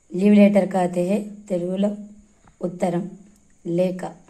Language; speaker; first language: Hindi; non-native, local second language; Telugu